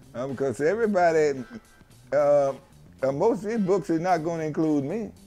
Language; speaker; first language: English; native; English